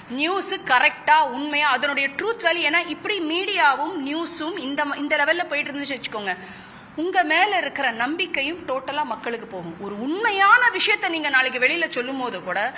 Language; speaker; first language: Tamil; native; Tamil